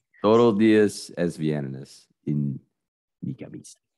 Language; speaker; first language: Spanish; non-native, learner; English